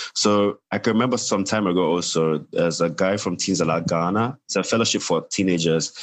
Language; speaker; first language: English; non-native, local second language; Yoruba